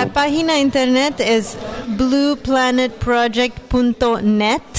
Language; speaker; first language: Spanish; non-native, fluent; French